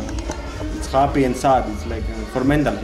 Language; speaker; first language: English; non-native, learner; Greek